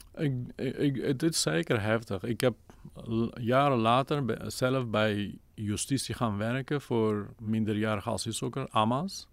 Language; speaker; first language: Dutch; non-native, fluent; Kurdish